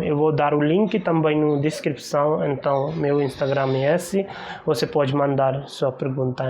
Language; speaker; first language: Portuguese; non-native, learner; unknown